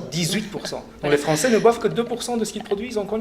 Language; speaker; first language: French; non-native, fluent; Romanian